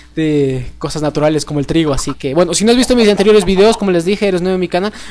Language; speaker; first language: Spanish; native; Spanish